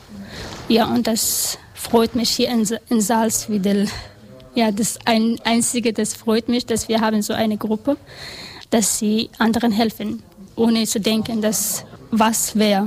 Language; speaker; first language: German; non-native, learner; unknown